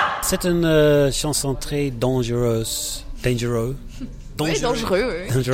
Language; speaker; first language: French; non-native, learner; English